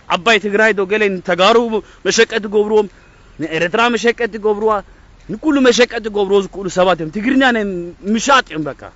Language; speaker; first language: Tigrinya; early bilingual, heritage; Tigrinya